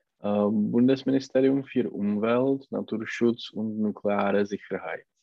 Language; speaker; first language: German; non-native, learner; Czech